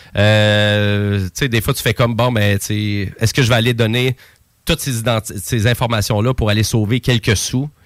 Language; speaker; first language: French; native; French